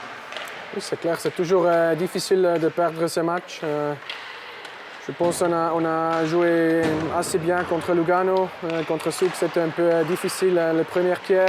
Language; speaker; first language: French; non-native, local second language; German